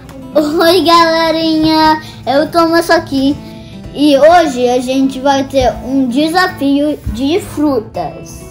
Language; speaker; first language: Portuguese; early bilingual, heritage; Portuguese